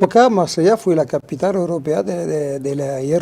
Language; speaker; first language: Spanish; non-native, fluent; French